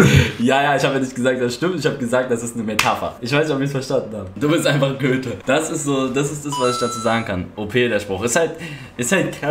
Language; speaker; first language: German; native; German